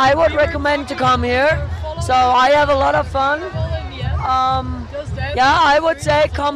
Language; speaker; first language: English; non-native, fluent; German